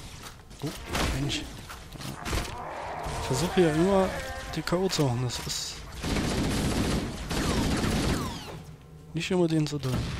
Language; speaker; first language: German; native; German